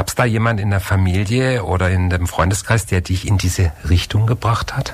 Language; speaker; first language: German; native; German